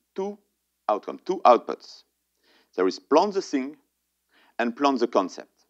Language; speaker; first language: English; non-native, fluent; French